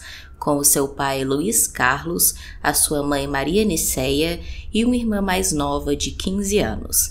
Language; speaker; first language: Portuguese; native; Portuguese